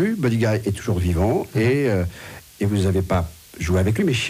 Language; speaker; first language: French; native; French